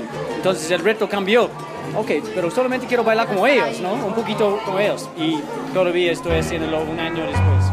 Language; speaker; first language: Spanish; non-native, fluent; English